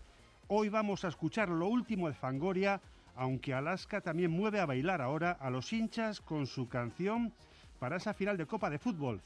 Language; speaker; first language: Spanish; native; Spanish